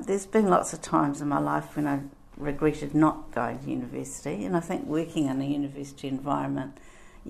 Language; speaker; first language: English; native; English